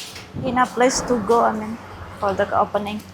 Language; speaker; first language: English; non-native, learner; Indonesian